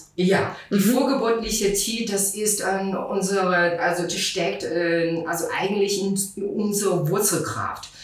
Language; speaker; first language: German; non-native, fluent; Chinese